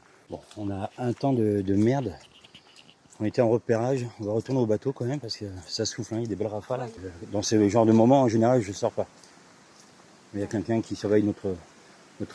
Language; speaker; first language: French; native; French